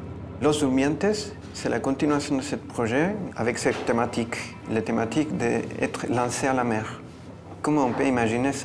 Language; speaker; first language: French; non-native, fluent; Spanish